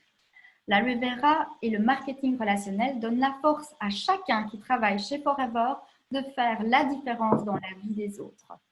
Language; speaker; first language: French; native; French